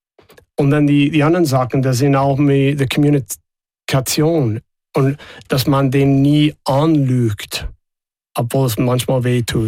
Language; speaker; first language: German; non-native, fluent; English